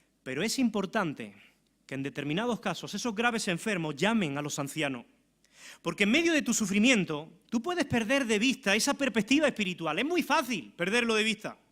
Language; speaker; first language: Spanish; native; Spanish